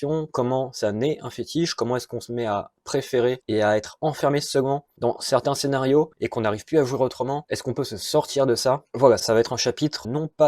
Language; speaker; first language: French; native; French